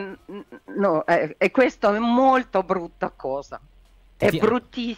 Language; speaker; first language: Italian; non-native, learner; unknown